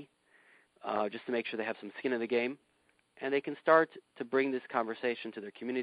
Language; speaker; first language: English; native; English